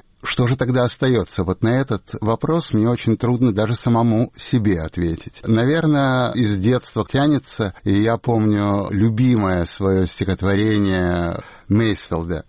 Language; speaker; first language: Russian; native; Russian